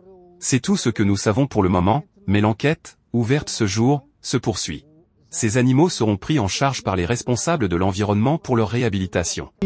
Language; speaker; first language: French; non-native, local second language; Malagasy